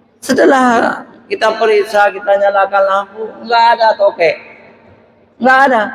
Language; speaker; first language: Malay; non-native, local second language; Achinese